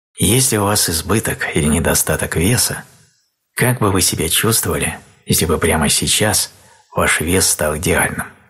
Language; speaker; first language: Russian; native; Russian